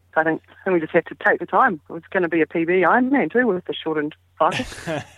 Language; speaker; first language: English; native; English